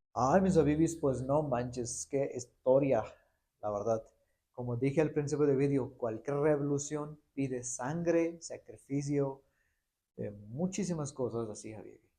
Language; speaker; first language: Spanish; non-native, fluent; Urdu